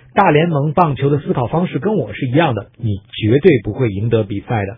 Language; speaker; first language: Chinese; native; Chinese